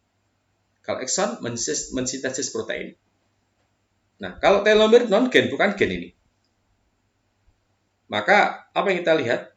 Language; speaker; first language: Indonesian; native; Indonesian